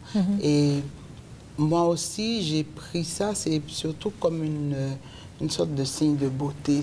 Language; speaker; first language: French; native; French